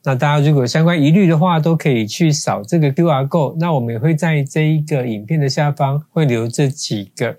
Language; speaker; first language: Chinese; native; Chinese